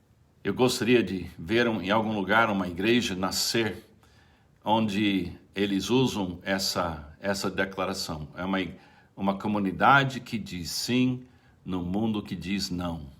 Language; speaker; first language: Portuguese; non-native, fluent; English